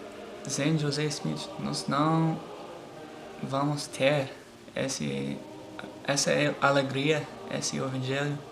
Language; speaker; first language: Portuguese; non-native, learner; English